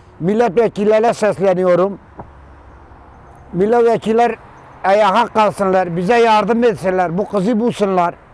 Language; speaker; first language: Turkish; non-native, local second language; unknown